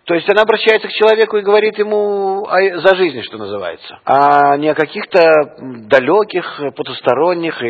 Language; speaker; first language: Russian; non-native, fluent; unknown